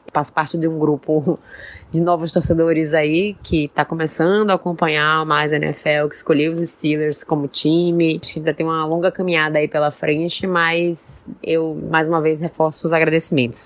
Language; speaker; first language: Portuguese; native; Portuguese